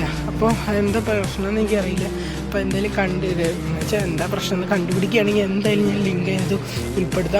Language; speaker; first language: Malayalam; native; Malayalam